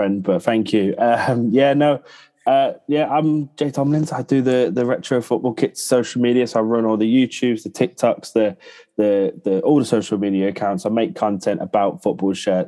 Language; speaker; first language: English; native; English